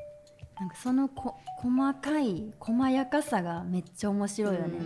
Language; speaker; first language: Japanese; native; Japanese